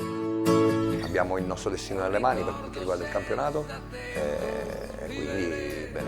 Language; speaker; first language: Italian; native; Italian